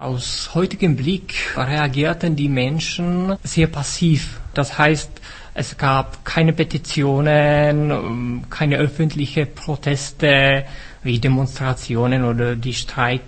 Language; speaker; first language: German; non-native, fluent; Czech